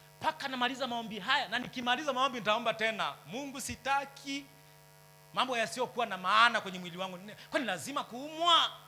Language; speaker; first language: Swahili; native; Swahili